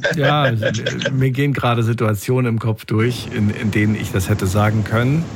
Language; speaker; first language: German; native; German